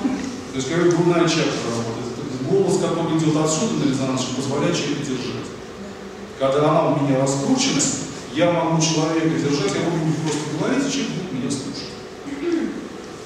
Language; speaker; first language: Russian; native; Russian